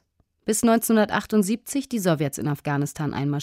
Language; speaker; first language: German; native; German